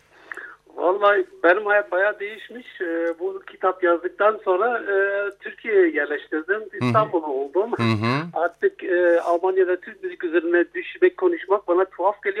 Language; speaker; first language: Turkish; non-native, fluent; German